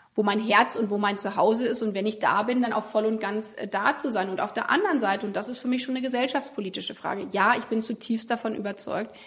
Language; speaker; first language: German; native; German